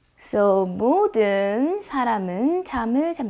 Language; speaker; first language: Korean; non-native, fluent; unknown